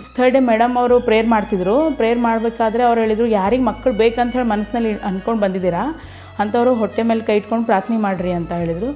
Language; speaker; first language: Kannada; native; Kannada